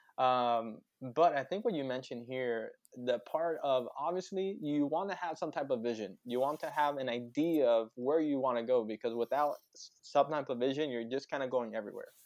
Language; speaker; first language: English; native; English